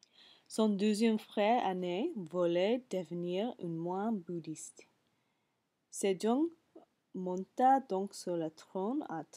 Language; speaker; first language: French; non-native, learner; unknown